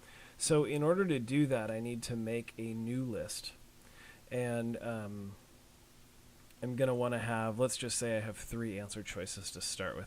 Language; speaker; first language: English; native; English